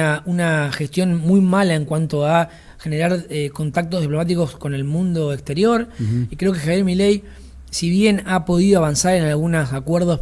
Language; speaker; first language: Spanish; native; Spanish